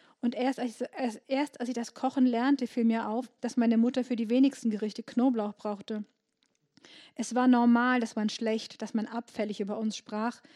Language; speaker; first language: German; early bilingual, other home language; Turkish